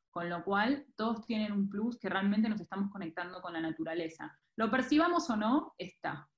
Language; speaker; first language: Spanish; native; Spanish